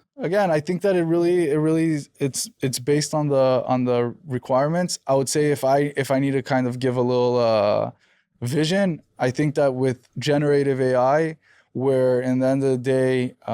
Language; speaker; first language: English; non-native, fluent; Hebrew